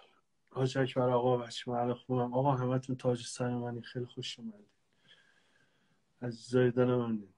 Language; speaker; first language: Persian; native; Persian